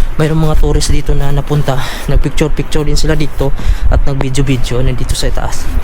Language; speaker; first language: Filipino; non-native, local second language; Cebuano